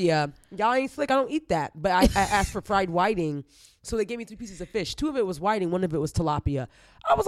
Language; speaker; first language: English; native; English